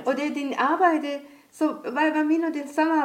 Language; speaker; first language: Danish; non-native, fluent; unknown